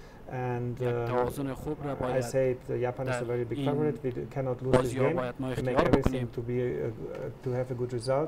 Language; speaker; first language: English; non-native, fluent; German